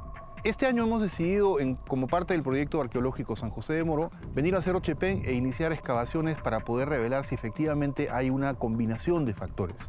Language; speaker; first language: Spanish; native; Spanish